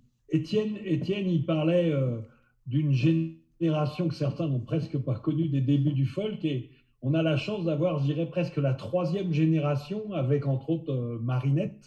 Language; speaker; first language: French; native; French